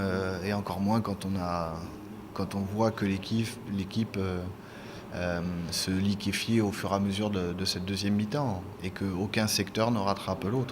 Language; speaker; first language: French; native; French